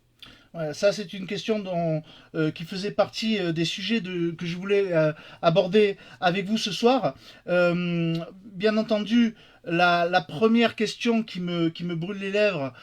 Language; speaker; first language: French; native; French